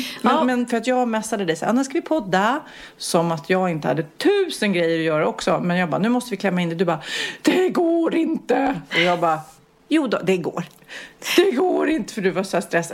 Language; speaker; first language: Swedish; native; Swedish